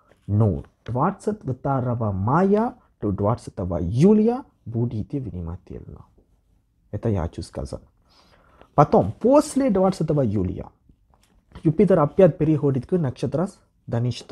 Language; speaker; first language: Russian; non-native, learner; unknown